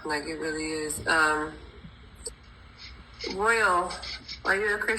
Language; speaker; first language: English; native; English